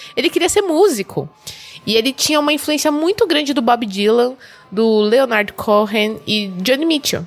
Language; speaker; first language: Portuguese; native; Portuguese